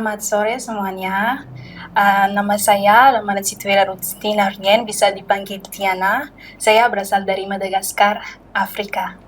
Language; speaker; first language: Indonesian; non-native, learner; Malagasy